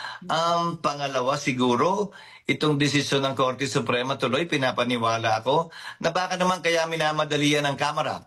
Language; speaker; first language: Filipino; native; Filipino